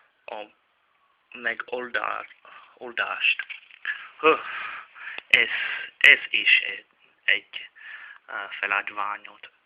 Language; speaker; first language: Hungarian; non-native, learner; Czech